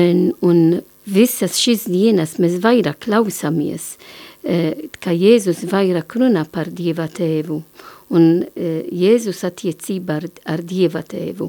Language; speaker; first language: Latvian; non-native, learner; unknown